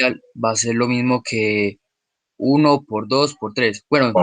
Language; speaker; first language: Spanish; native; Spanish